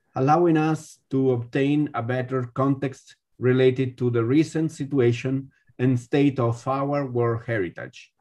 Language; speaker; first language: English; non-native, fluent; Spanish